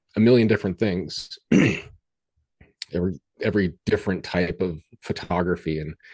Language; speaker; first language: English; native; English